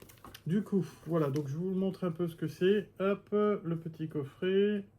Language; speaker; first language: French; native; French